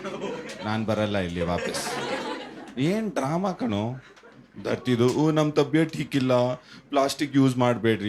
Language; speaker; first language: Kannada; non-native, learner; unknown